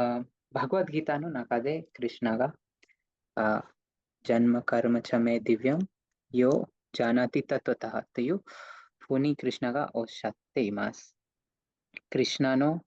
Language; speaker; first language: Japanese; non-native, fluent; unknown